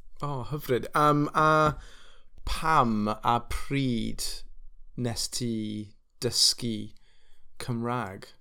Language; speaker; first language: Welsh; non-native, local second language; English